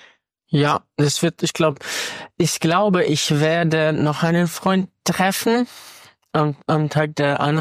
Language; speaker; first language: German; non-native, fluent; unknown